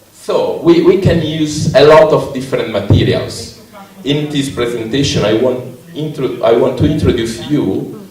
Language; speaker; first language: English; non-native, learner; Italian